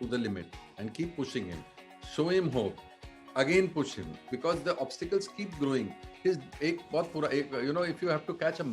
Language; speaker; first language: English; non-native, local second language; Hindi